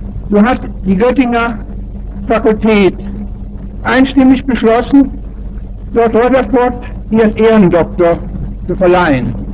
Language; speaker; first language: German; native; German